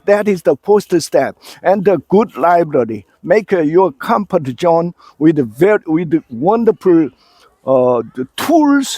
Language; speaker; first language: English; non-native, fluent; Korean